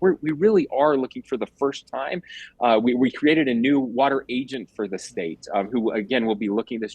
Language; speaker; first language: English; native; English